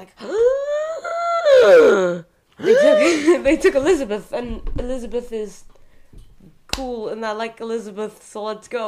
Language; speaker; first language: English; native; English